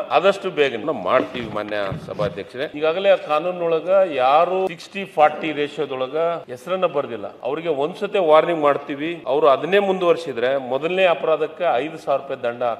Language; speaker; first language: Kannada; native; Kannada